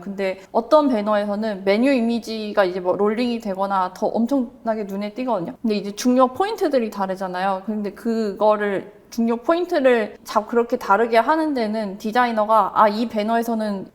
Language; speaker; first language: Korean; native; Korean